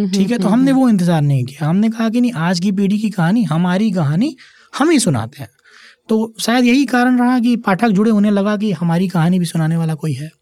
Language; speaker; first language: Hindi; native; Hindi